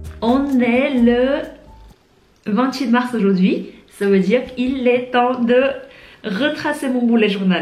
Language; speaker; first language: French; non-native, fluent; Vietnamese